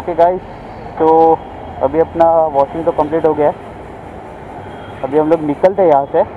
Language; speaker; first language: Hindi; non-native, local second language; Marathi